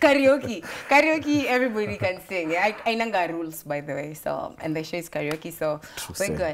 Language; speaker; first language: English; non-native, local second language; Swahili